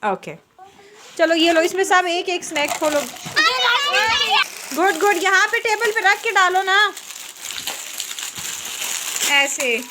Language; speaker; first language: Urdu; native; Urdu